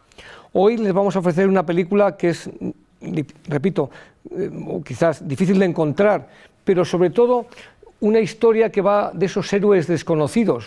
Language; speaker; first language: Spanish; native; Spanish